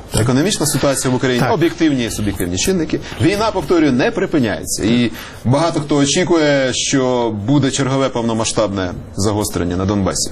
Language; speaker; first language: Ukrainian; native; Ukrainian